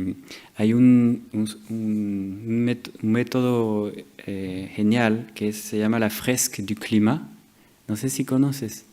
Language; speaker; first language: Spanish; non-native, fluent; French